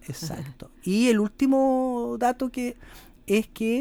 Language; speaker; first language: Spanish; native; Spanish